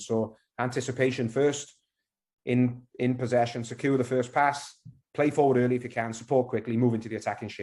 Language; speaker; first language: English; native; English